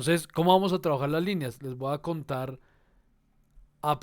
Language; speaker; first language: Spanish; native; Spanish